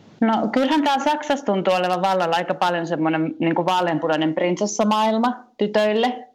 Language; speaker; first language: Finnish; native; Finnish